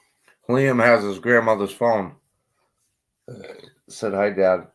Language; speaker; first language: English; native; English